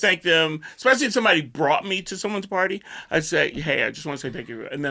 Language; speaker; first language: English; native; English